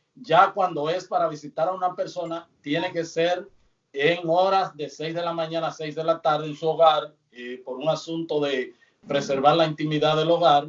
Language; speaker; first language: Spanish; native; Spanish